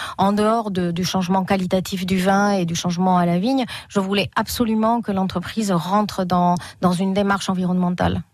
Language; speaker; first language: French; non-native, fluent; Spanish